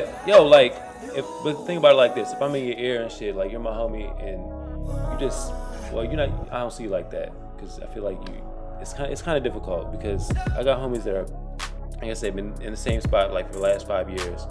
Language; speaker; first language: English; native; English